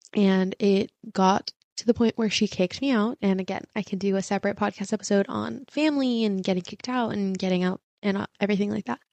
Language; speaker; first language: English; early bilingual, other home language; Spanish